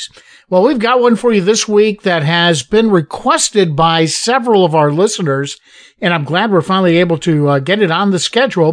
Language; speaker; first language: English; native; English